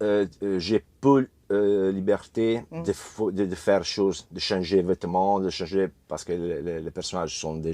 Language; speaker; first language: French; non-native, learner; Italian